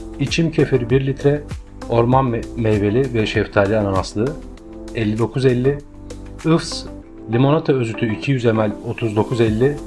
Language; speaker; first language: Turkish; native; Turkish